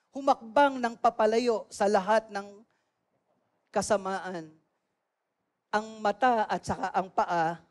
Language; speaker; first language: Filipino; native; Filipino